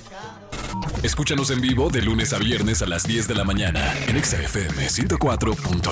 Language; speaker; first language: Spanish; native; Spanish